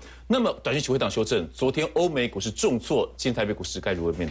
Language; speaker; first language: Chinese; native; Chinese